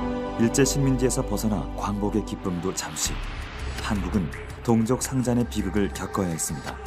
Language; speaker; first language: Korean; native; Korean